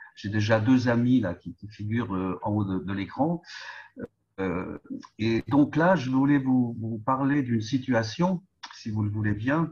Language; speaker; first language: French; native; French